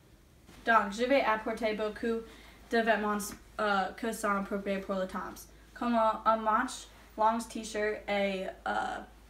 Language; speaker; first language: French; non-native, learner; English